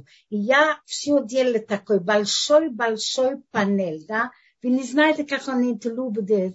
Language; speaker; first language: Russian; non-native, fluent; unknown